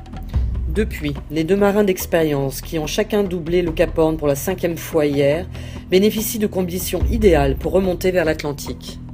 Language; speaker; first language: French; native; French